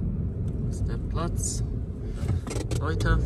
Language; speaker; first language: German; non-native, fluent; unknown